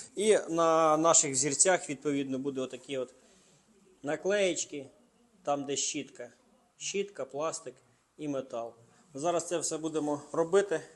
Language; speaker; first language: Ukrainian; non-native, local second language; Russian